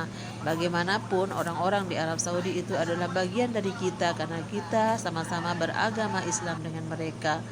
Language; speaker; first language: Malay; non-native, local second language; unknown